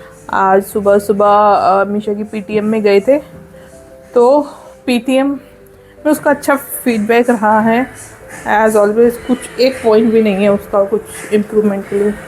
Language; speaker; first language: Hindi; native; Hindi